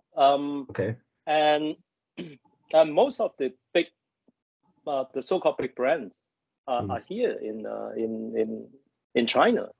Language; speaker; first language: English; non-native, local second language; Cantonese